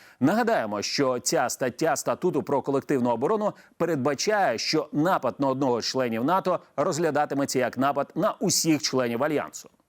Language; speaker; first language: Ukrainian; native; Ukrainian